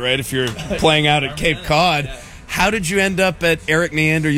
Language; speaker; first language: English; native; English